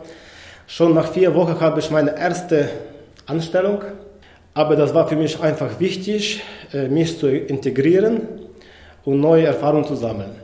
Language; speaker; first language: German; non-native, fluent; Ukrainian